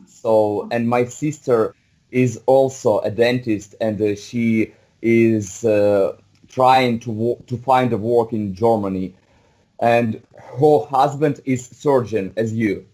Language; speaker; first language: English; non-native, fluent; Russian